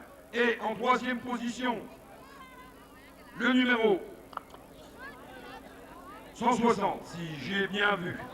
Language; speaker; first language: French; native; French